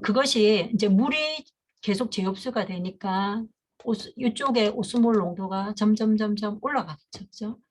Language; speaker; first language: Korean; native; Korean